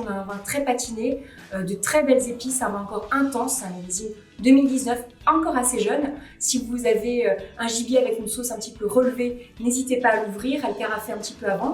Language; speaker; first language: French; native; French